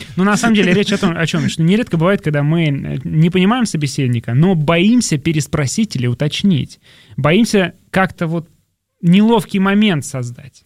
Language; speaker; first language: Russian; native; Russian